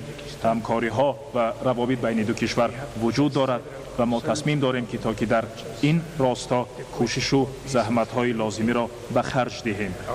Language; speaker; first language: Persian; non-native, fluent; Urdu